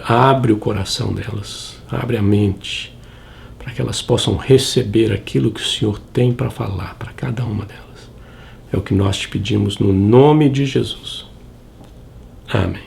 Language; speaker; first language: Portuguese; native; Portuguese